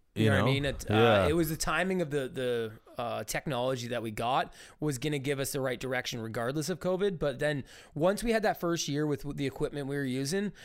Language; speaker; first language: English; native; English